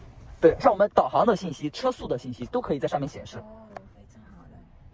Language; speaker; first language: Chinese; native; Chinese